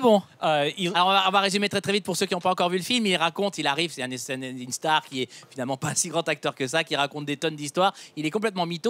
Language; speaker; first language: French; native; French